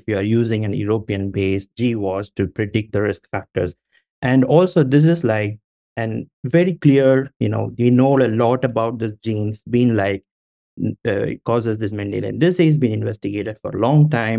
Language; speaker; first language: English; non-native, local second language; Tamil